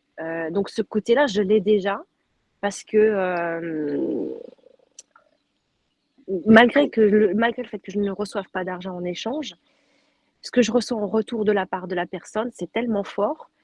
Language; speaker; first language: French; native; French